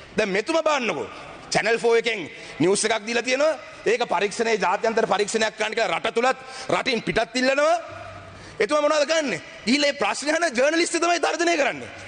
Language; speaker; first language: Sinhala; non-native, local second language; Tamil